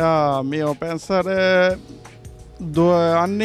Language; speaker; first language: Italian; non-native, learner; Bangla